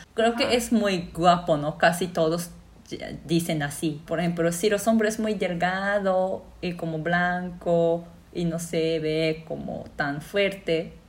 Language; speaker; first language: Spanish; non-native, fluent; Japanese